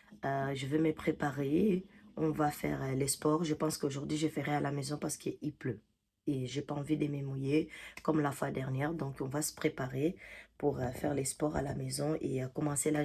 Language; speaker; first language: French; non-native, fluent; Portuguese